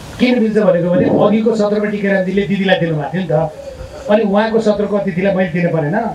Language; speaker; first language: Nepali; native; Nepali